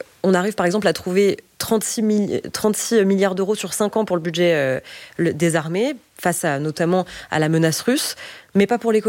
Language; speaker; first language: French; native; French